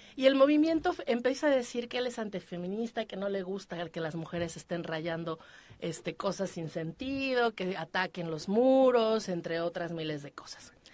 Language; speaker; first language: Spanish; native; Spanish